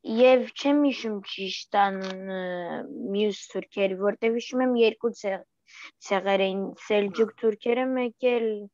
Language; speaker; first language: Armenian; early bilingual, heritage; Armenian